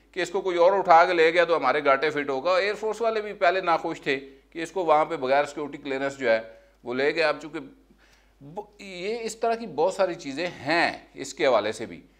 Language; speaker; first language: Urdu; non-native, local second language; Punjabi